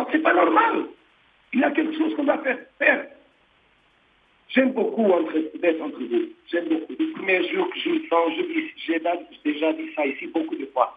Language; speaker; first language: French; non-native, learner; Portuguese